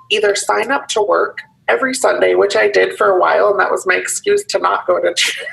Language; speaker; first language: English; native; English